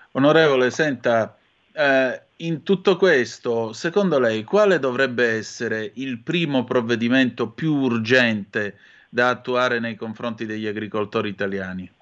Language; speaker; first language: Italian; native; Italian